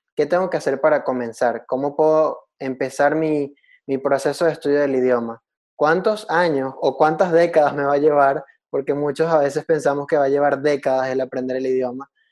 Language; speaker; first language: Spanish; native; Spanish